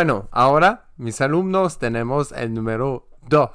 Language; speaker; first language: Spanish; non-native, learner; French